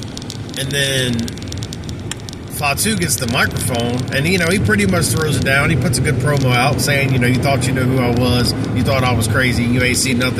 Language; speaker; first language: English; native; English